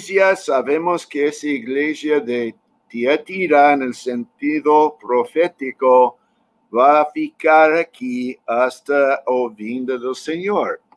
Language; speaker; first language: Spanish; non-native, fluent; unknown